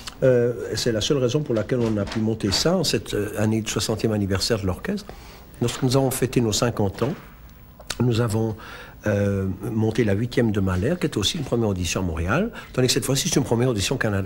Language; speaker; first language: French; native; French